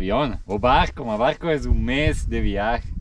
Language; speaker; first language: Spanish; non-native, learner; Italian